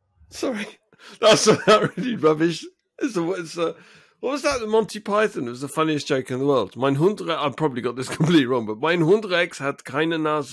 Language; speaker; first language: English; native; English